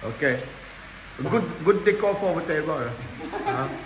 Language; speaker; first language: English; non-native, learner; French